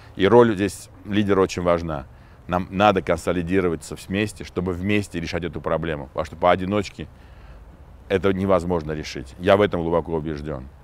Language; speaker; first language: Russian; non-native, local second language; Armenian